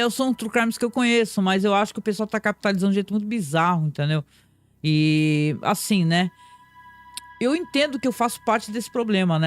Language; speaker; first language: Portuguese; native; Portuguese